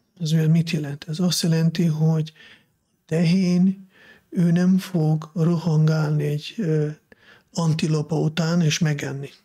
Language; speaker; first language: Hungarian; non-native, fluent; Russian